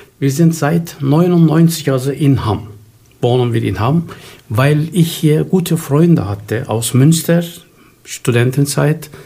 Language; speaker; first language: German; non-native, fluent; Turkish